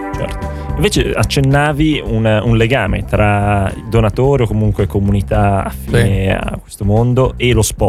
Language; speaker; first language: Italian; native; Italian